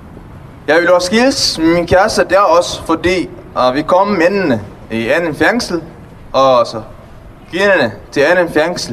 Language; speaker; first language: Danish; non-native, learner; Tigrinya